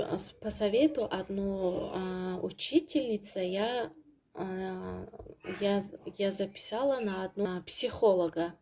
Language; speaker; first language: Russian; non-native, learner; Tajik